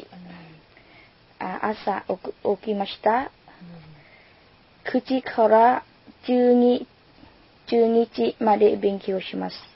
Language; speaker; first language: Japanese; non-native, learner; Lao